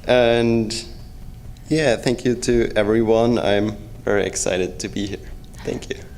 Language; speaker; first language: English; non-native, fluent; German